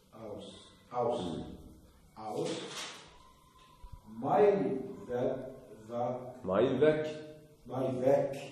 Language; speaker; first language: German; non-native, learner; Arabic